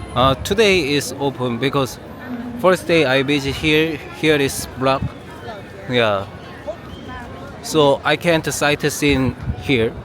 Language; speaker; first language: English; non-native, learner; Korean